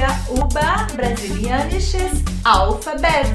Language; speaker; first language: German; non-native, fluent; Portuguese